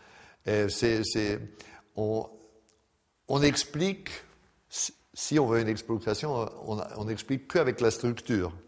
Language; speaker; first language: French; non-native, fluent; German